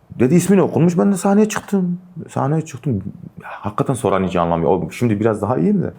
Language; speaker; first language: Turkish; non-native, local second language; Kurdish